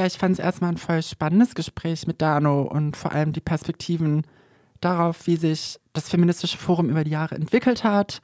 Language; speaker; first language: German; native; German